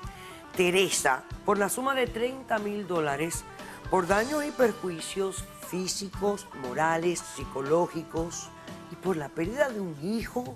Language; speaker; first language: Spanish; native; Spanish